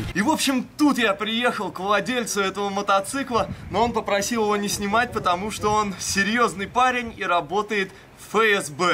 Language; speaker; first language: Russian; native; Russian